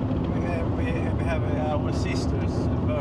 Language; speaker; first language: English; non-native, fluent; Swedish